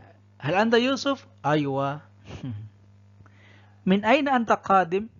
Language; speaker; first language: Arabic; non-native, fluent; Indonesian